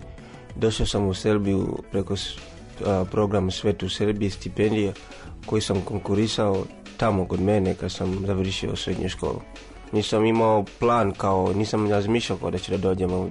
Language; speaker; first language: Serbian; non-native, learner; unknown